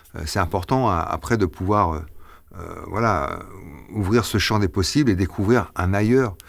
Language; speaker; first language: French; early bilingual, other home language; Arabic